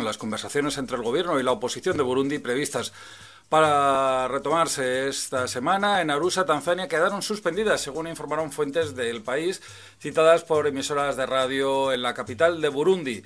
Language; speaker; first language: Spanish; native; Spanish